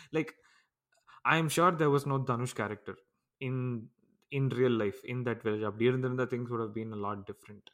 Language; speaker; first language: English; non-native, local second language; Tamil